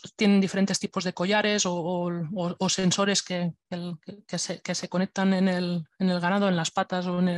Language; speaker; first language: Spanish; non-native, local second language; Catalan